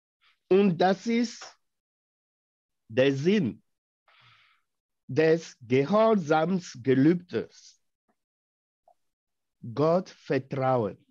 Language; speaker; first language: German; non-native, fluent; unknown